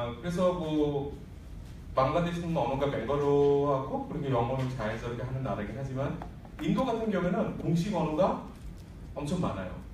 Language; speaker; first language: Korean; non-native, fluent; Bangla